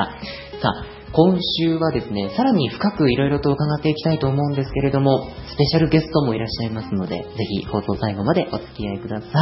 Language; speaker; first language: Japanese; native; Japanese